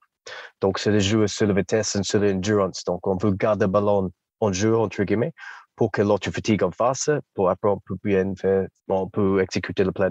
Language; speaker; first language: French; non-native, fluent; English